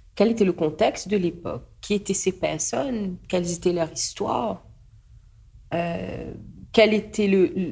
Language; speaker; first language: French; non-native, local second language; Morisyen